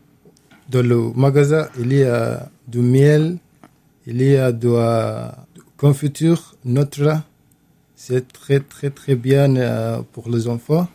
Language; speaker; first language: French; non-native, learner; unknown